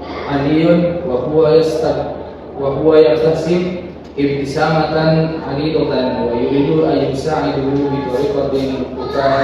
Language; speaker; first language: Arabic; non-native, learner; Indonesian